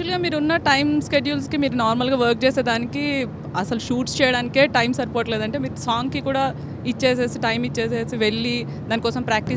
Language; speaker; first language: Telugu; native; Telugu